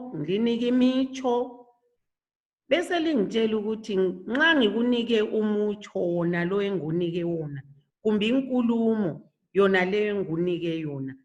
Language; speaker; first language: Zulu; native; Zulu